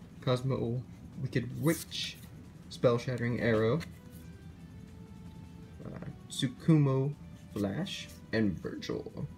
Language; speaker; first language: English; native; English